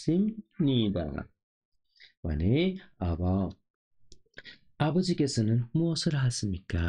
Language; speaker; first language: Korean; non-native, local second language; Nepali